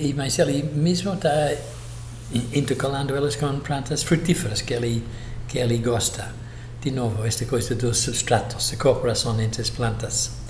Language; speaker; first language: Portuguese; non-native, fluent; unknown